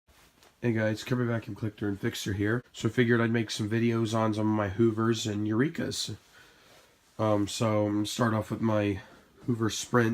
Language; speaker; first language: English; native; English